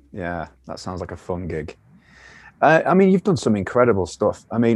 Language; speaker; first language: English; native; English